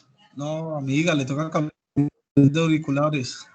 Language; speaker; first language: Spanish; native; Spanish